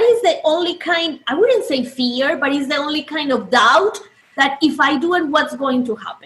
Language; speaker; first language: English; non-native, fluent; Spanish